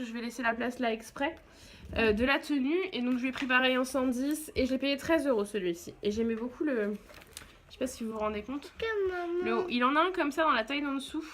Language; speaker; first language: French; native; French